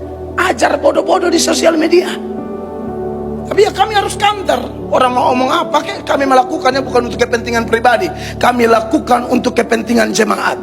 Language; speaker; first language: Indonesian; native; Indonesian